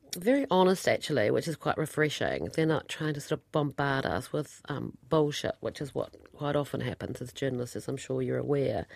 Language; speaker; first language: English; native; English